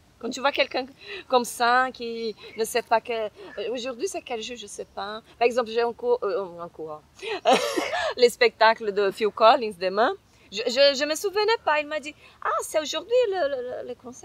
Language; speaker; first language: French; non-native, fluent; Portuguese